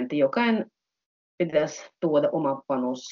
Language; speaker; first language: Finnish; non-native, fluent; Russian